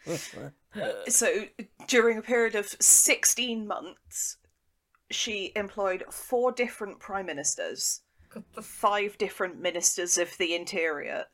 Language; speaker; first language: English; native; English